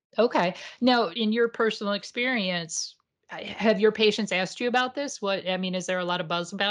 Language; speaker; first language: English; native; English